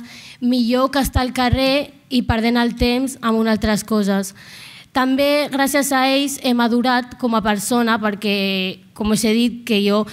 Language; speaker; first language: Catalan; non-native, local second language; Arabic